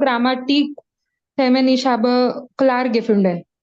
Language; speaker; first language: German; non-native, learner; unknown